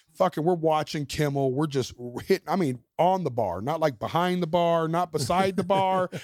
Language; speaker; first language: English; native; English